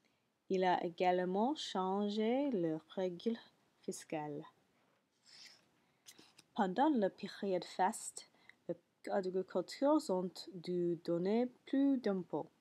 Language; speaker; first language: French; non-native, learner; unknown